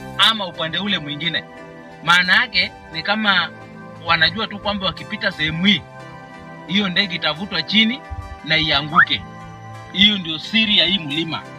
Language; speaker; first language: Swahili; non-native, local second language; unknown